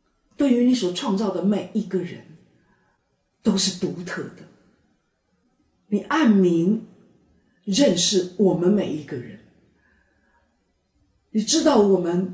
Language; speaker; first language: Chinese; native; Chinese